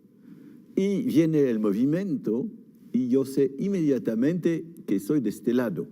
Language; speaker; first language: Spanish; non-native, fluent; French